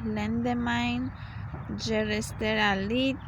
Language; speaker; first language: French; non-native, learner; English